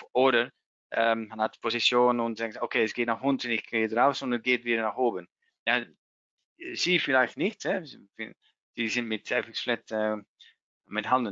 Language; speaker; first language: German; non-native, learner; Dutch